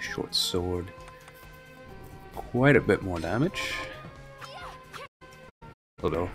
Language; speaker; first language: English; native; English